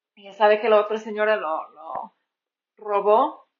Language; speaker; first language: Spanish; non-native, fluent; English